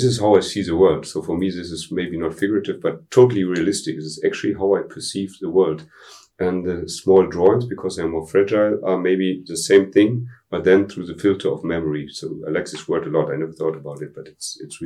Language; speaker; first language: English; non-native, fluent; German